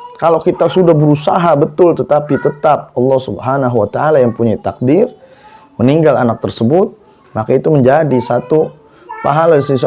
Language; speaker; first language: Indonesian; native; Indonesian